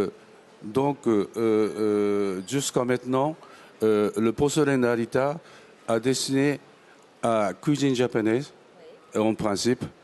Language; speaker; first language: French; non-native, fluent; Japanese